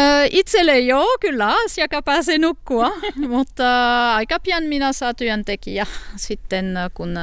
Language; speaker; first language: Finnish; non-native, learner; French